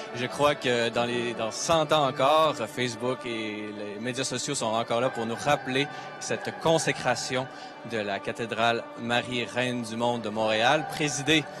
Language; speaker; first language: French; native; French